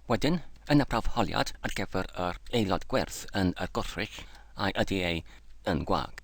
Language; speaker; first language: Welsh; non-native, learner; English